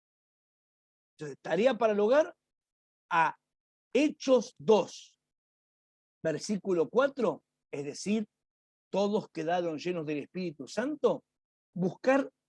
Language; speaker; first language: Spanish; native; Spanish